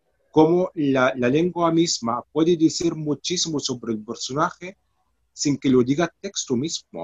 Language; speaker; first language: Spanish; non-native, fluent; Arabic